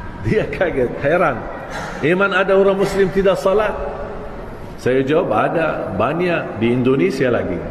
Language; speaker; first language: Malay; non-native, fluent; Arabic